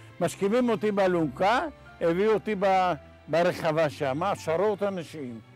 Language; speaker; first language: Hebrew; non-native, fluent; Ladino